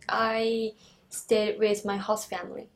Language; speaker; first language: English; non-native, learner; Japanese